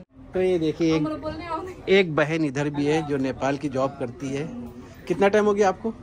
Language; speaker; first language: Hindi; native; Hindi